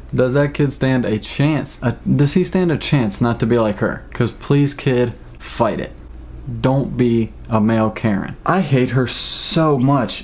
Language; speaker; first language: English; native; English